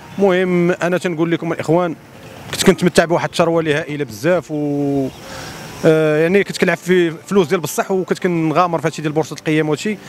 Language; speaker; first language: Arabic; native; Arabic